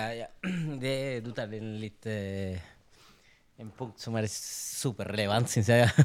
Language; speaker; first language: Norwegian; non-native, fluent; Spanish